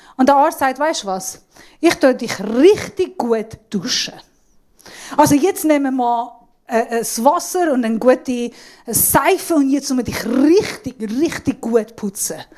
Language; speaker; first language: German; non-native, fluent; Persian